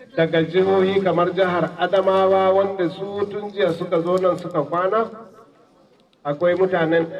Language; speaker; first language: Hausa; non-native, local second language; Fula